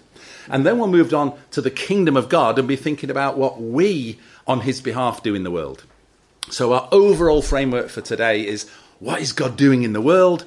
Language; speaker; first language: English; native; English